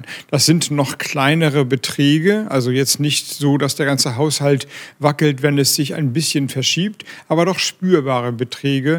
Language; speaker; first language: German; native; German